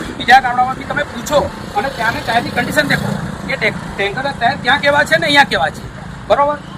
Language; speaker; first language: Gujarati; native; Gujarati